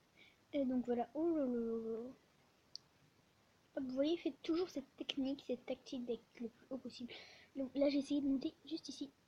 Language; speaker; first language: French; native; French